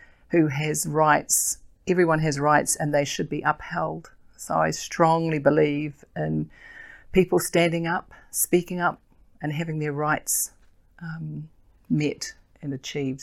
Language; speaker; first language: English; native; English